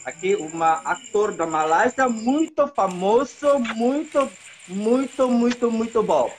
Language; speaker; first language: Portuguese; non-native, learner; Malay